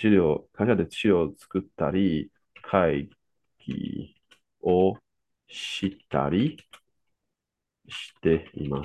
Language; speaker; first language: Japanese; non-native, fluent; Chinese